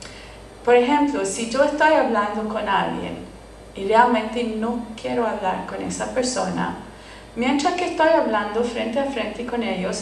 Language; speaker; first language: Spanish; non-native, fluent; English